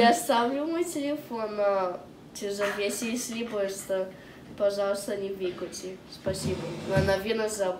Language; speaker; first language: Russian; early bilingual, heritage; Russian